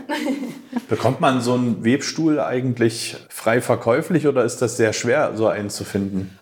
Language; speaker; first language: German; native; German